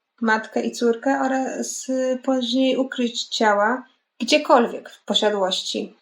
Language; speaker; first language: Polish; native; Polish